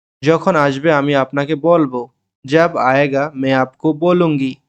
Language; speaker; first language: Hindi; non-native, learner; Bangla